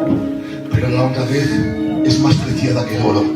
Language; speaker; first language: Spanish; native; Spanish